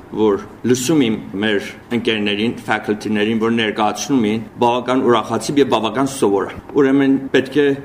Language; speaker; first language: Armenian; early bilingual, heritage; Armenian